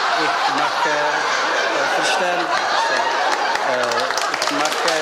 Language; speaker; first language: German; non-native, learner; Czech